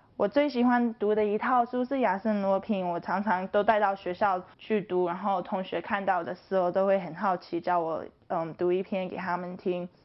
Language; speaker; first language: Chinese; early bilingual, heritage; English